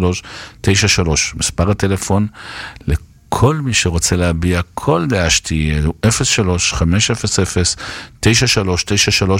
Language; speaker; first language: Hebrew; native; Hebrew